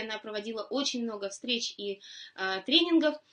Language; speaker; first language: Russian; native; Russian